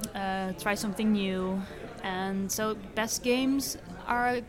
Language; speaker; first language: English; non-native, fluent; Dutch